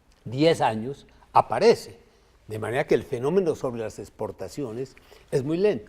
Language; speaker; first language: Spanish; native; Spanish